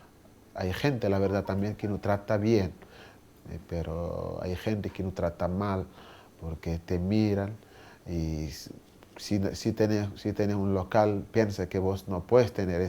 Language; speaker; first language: Spanish; non-native, learner; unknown